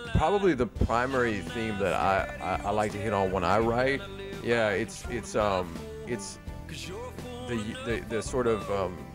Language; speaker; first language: English; native; English